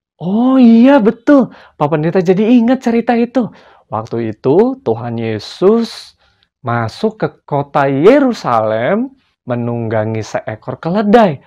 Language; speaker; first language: Indonesian; native; Indonesian